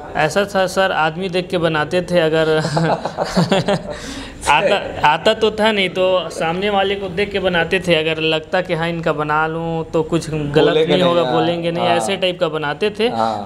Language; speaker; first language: Hindi; native; Hindi